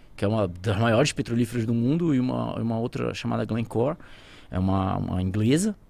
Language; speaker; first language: Portuguese; native; Portuguese